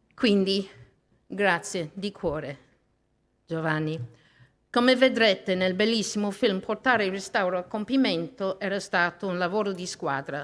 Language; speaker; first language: Italian; non-native, fluent; English